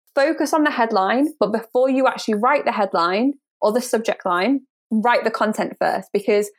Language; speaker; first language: English; native; English